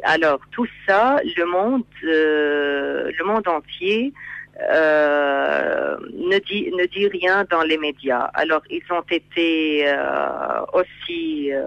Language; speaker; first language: French; non-native, fluent; Arabic